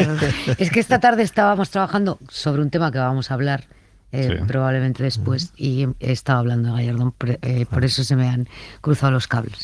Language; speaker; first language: Spanish; native; Spanish